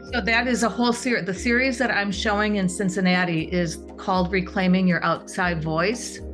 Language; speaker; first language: English; native; English